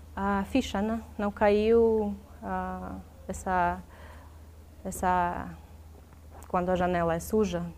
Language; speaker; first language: Portuguese; non-native, fluent; Russian